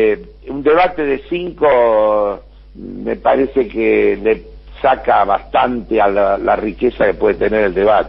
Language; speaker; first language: Spanish; native; Spanish